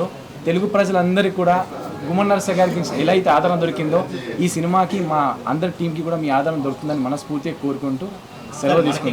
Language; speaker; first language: Telugu; native; Telugu